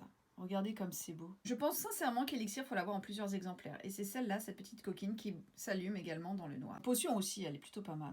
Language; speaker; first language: French; native; French